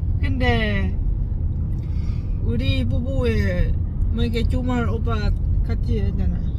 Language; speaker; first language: Korean; non-native, learner; Lao